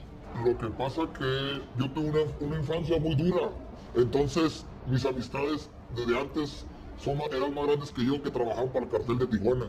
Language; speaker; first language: Spanish; native; Spanish